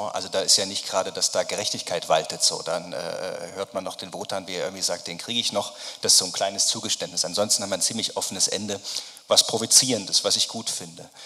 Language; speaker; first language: German; native; German